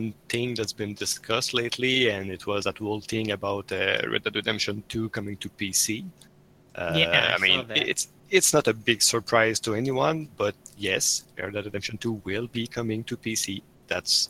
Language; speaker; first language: English; non-native, fluent; French